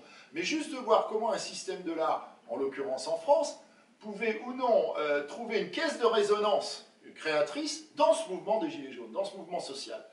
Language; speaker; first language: French; native; French